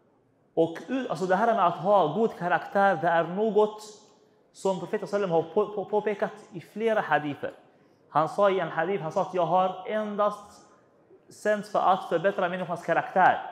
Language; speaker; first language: Swedish; non-native, fluent; Arabic